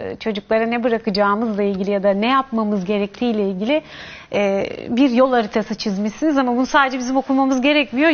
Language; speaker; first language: Turkish; native; Turkish